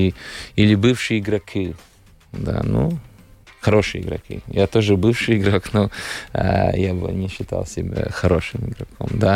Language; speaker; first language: Russian; non-native, local second language; Latvian